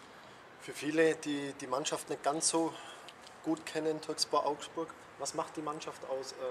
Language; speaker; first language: German; native; German